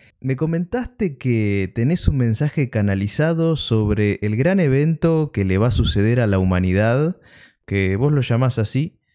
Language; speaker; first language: Spanish; native; Spanish